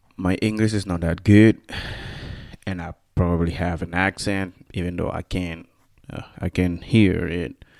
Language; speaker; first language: English; non-native, fluent; Spanish